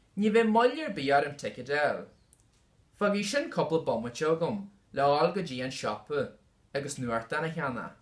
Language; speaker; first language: Irish; non-native, local second language; English